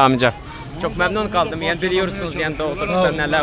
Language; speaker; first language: Turkish; non-native, fluent; Uyghur